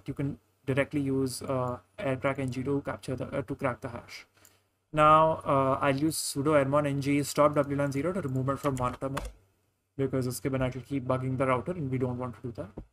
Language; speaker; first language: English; non-native, local second language; Hindi